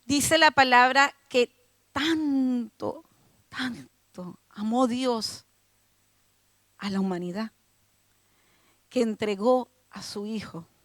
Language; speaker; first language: Spanish; native; Spanish